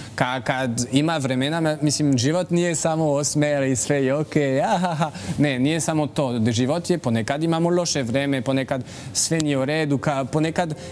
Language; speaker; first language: Serbian; non-native, learner; French